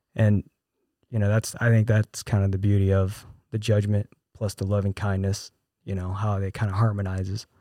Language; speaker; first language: English; early bilingual, other home language; Korean